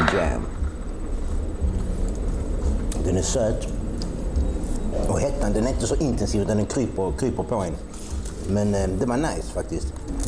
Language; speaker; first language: Swedish; native; Swedish